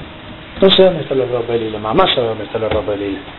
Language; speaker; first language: Spanish; native; Spanish